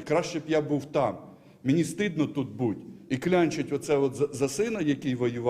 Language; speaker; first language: Ukrainian; native; Ukrainian